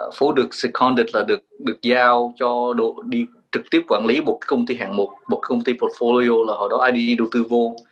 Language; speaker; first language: Vietnamese; native; Vietnamese